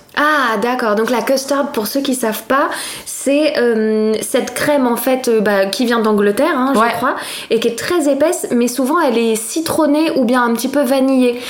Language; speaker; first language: French; native; French